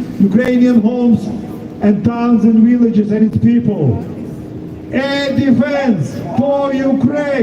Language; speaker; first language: English; non-native, fluent; Ukrainian